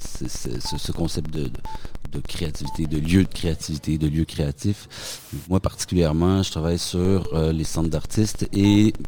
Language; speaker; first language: French; native; French